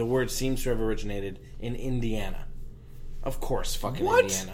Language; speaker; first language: English; native; English